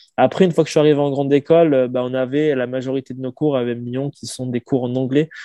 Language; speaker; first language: French; native; French